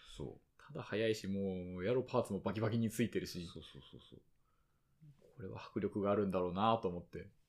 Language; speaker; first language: Japanese; native; Japanese